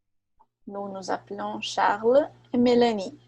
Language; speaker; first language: French; non-native, fluent; Portuguese